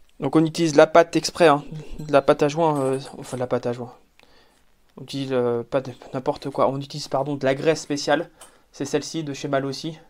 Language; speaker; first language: French; native; French